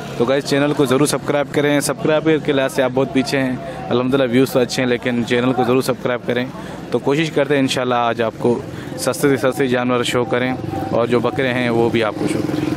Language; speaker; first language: Urdu; non-native, local second language; Sindhi